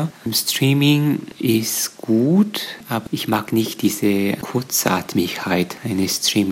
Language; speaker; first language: German; non-native, fluent; Korean